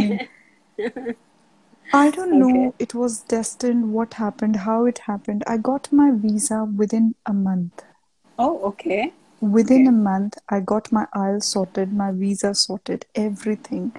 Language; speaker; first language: English; non-native, local second language; Punjabi